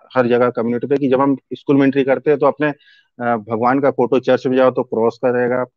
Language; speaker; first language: Hindi; native; Hindi